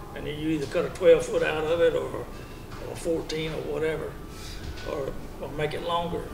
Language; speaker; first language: English; native; English